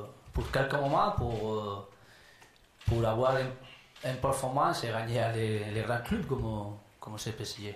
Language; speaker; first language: French; non-native, learner; Spanish